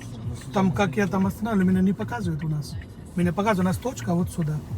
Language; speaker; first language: Russian; non-native, learner; Hindi